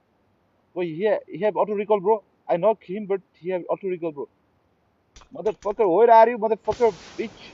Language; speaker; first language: English; non-native, learner; Nepali